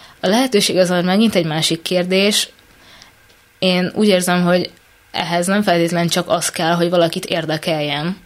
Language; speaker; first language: Hungarian; native; Hungarian